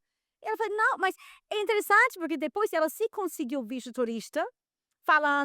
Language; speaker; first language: Portuguese; non-native, fluent; Spanish